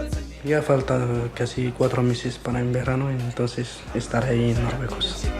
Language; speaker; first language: Spanish; non-native, fluent; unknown